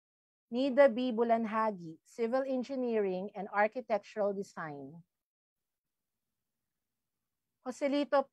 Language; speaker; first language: English; non-native, local second language; Filipino